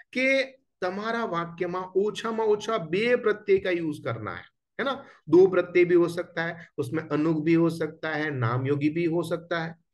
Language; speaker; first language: Hindi; non-native, local second language; Gujarati